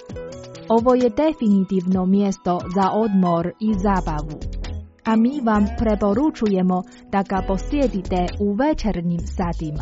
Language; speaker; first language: Croatian; native; Croatian